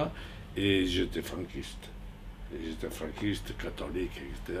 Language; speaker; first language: French; non-native, fluent; Spanish